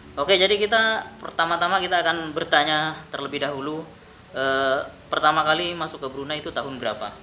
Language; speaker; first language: Indonesian; native; Indonesian